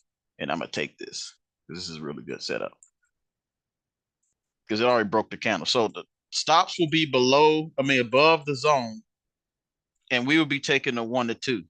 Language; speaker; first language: English; native; English